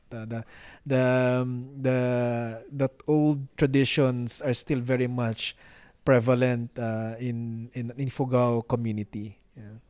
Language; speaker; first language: English; non-native, local second language; Filipino